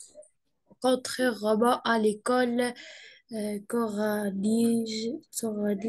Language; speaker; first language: French; non-native, learner; Arabic